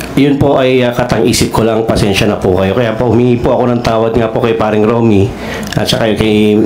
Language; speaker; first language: Filipino; non-native, local second language; Cebuano